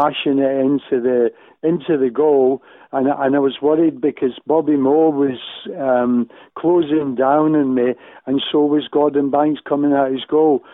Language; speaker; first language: English; native; English